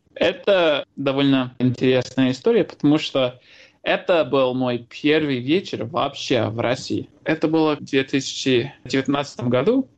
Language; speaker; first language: Russian; non-native, fluent; English